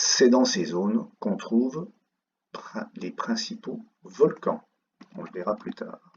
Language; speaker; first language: French; native; French